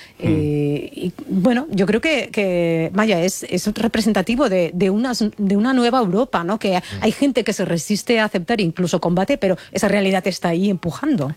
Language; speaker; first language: Spanish; native; Spanish